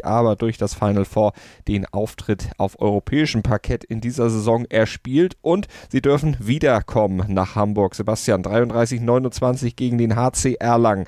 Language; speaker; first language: German; native; German